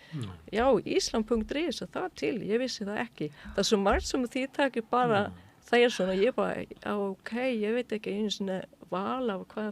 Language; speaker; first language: Icelandic; non-native, fluent; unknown